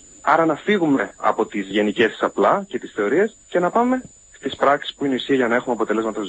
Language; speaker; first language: Greek; native; Greek